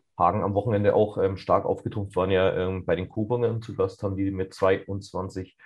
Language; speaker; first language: German; native; German